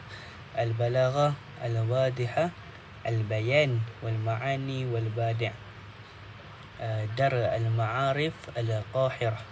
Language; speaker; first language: Arabic; non-native, local second language; Malay